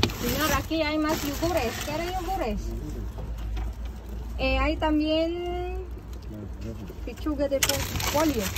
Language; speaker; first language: Spanish; non-native, learner; Filipino